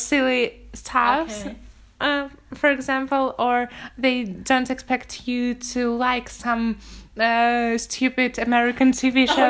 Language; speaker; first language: English; non-native, fluent; Russian